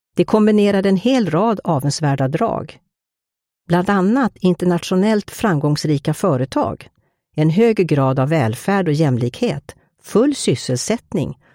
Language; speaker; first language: Swedish; native; Swedish